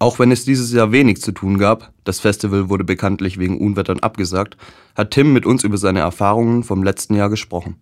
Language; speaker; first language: German; native; German